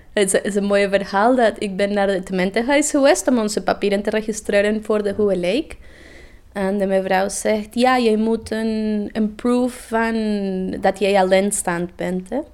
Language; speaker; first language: Dutch; non-native, learner; Spanish